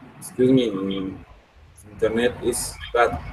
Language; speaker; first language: English; non-native, learner; Spanish